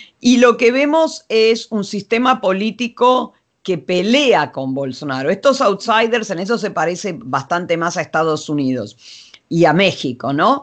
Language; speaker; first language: Spanish; non-native, fluent; Dutch